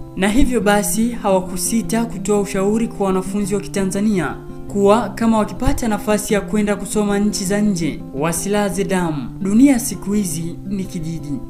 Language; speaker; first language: Swahili; native; Swahili